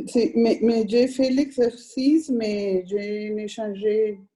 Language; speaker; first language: French; non-native, learner; Spanish